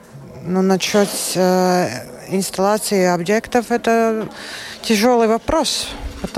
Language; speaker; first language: Russian; non-native, local second language; Latvian